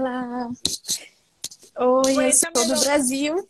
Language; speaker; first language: Spanish; non-native, learner; Portuguese